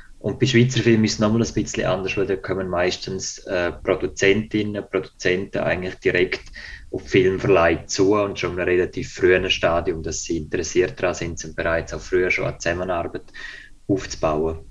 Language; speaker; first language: German; native; German